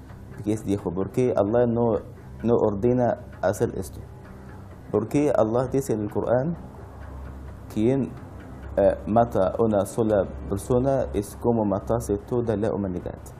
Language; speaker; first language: Spanish; non-native, learner; Arabic